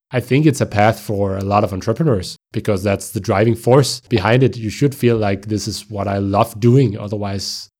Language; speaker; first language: English; non-native, fluent; Danish